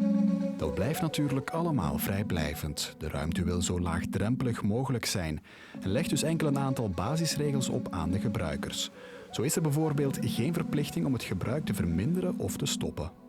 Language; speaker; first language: Dutch; native; Dutch